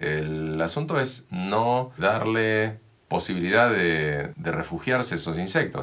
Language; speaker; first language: Spanish; native; Spanish